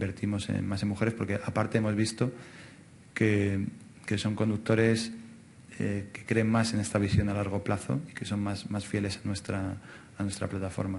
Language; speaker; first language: Spanish; native; Spanish